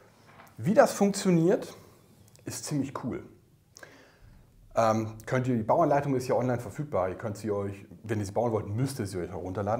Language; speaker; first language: German; native; German